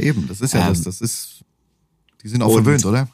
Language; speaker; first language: German; native; German